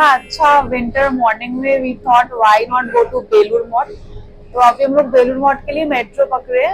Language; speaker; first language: Hindi; non-native, local second language; Bangla